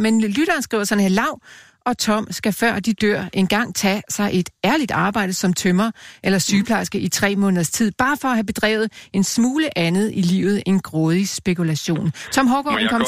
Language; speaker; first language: Danish; native; Danish